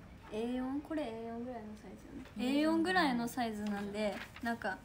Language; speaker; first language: Japanese; native; Japanese